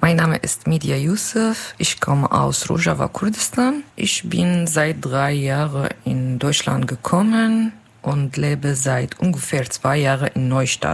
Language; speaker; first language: German; non-native, learner; Kurdish